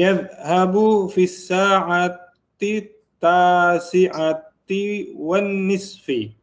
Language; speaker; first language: Arabic; non-native, learner; Indonesian